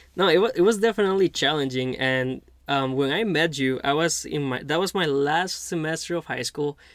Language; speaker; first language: English; non-native, fluent; Spanish